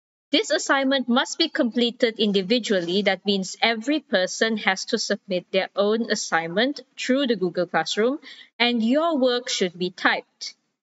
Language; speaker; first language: English; non-native, local second language; Malay